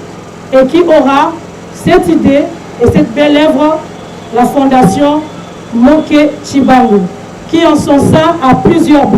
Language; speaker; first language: French; non-native, local second language; Lingala